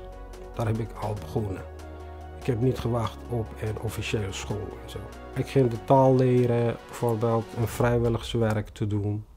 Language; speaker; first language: Dutch; non-native, fluent; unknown